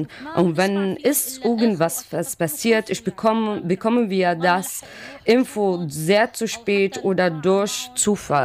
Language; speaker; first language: German; non-native, learner; Arabic